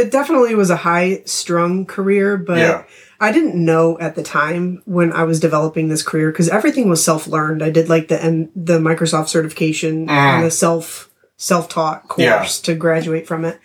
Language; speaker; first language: English; native; English